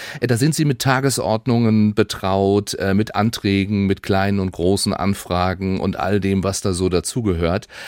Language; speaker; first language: German; native; German